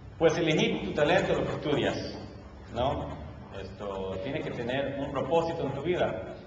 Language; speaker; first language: Spanish; early bilingual, heritage; Spanish